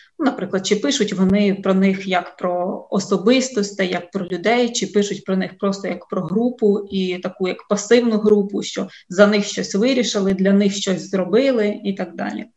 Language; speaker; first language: Ukrainian; native; Ukrainian